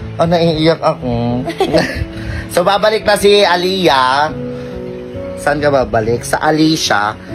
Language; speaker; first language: Filipino; non-native, local second language; Iloko